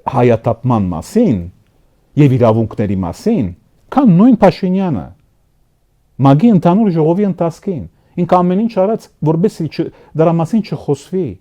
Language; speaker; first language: Armenian; early bilingual, heritage; Armenian